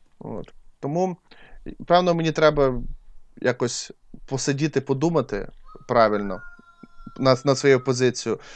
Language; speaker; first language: Ukrainian; non-native, local second language; Russian